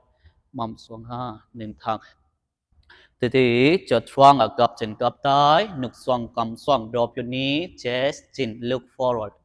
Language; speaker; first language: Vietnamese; non-native, learner; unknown